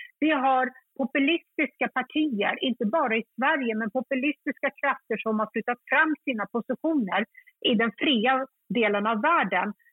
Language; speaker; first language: Swedish; early bilingual, other home language; Kurdish